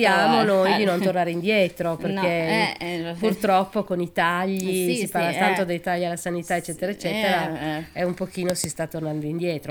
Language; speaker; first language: Italian; native; Italian